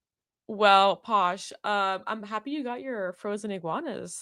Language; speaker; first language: English; native; English